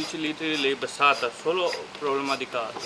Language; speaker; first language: Italian; non-native, learner; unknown